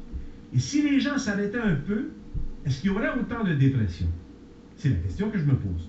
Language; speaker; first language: French; native; French